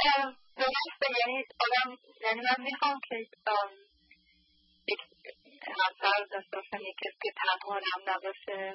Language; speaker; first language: Persian; early bilingual, heritage; Persian